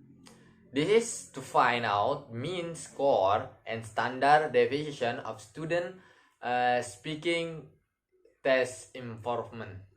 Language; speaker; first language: English; non-native, learner; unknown